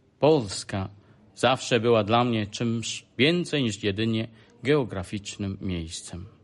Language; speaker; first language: Polish; non-native, fluent; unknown